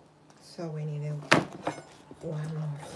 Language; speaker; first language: English; non-native, learner; Spanish